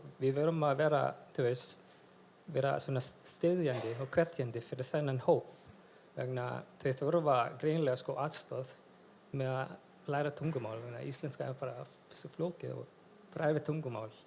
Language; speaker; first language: Icelandic; non-native, fluent; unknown